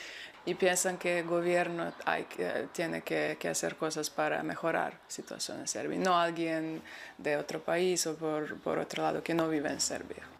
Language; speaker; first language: Spanish; non-native, fluent; Serbian